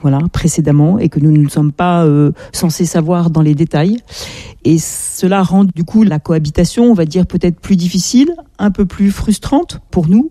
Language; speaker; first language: French; native; French